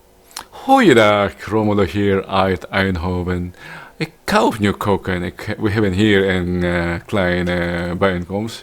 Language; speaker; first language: Dutch; non-native, learner; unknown